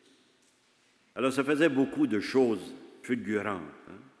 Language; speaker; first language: French; native; French